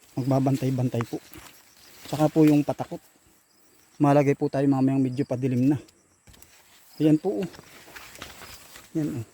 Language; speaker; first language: Filipino; native; Filipino